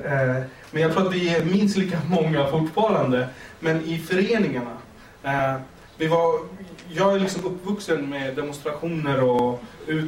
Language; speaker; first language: Swedish; early bilingual, other home language; Kurdish